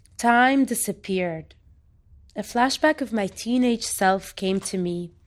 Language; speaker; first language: English; non-native, fluent; Arabic